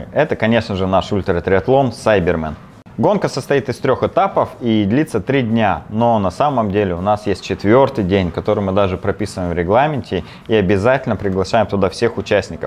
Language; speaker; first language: Russian; native; Russian